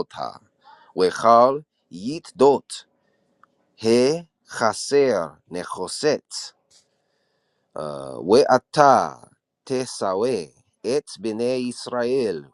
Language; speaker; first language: Hebrew; non-native, learner; English